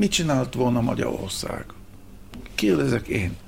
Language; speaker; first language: Hungarian; early bilingual, heritage; Hebrew